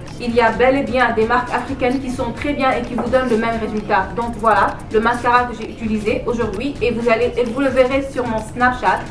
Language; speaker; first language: French; non-native, local second language; Wolof